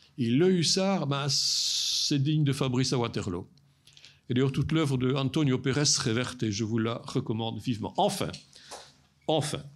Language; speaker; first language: French; native; French